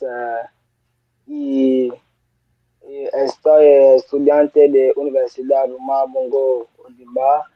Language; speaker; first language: Spanish; non-native, learner; French